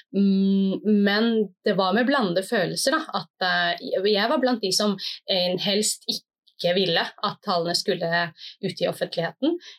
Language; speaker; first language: Norwegian; early bilingual, other home language; Somali